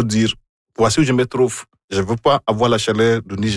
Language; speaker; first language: French; non-native, fluent; Igbo